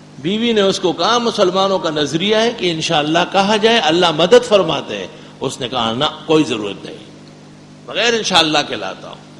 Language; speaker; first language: Urdu; non-native, local second language; Pashto